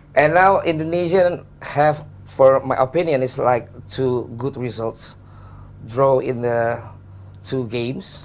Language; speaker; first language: English; non-native, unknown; Indonesian